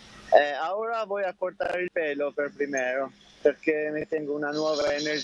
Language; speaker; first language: Spanish; non-native, learner; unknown